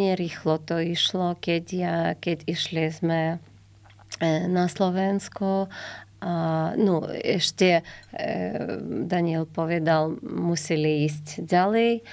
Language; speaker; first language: Slovak; non-native, learner; Ukrainian